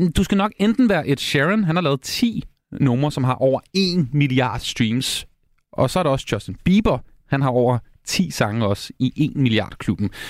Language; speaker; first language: Danish; native; Danish